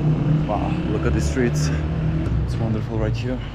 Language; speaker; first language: English; non-native, fluent; Macedonian